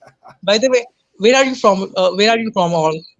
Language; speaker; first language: English; non-native, learner; Hindi